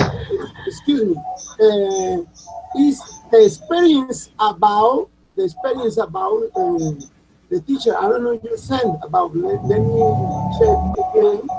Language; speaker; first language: English; non-native, learner; Spanish